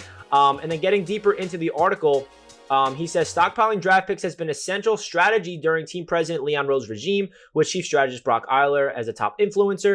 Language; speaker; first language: English; native; English